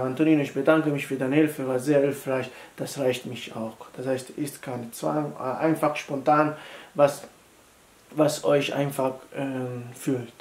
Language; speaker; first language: German; non-native, fluent; Italian